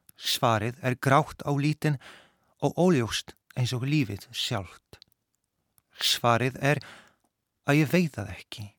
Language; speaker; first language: Icelandic; non-native, fluent; Polish